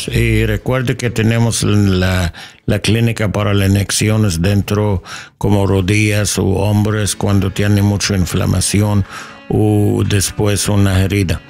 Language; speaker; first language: Spanish; non-native, learner; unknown